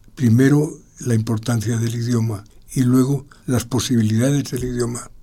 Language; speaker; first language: Spanish; native; Spanish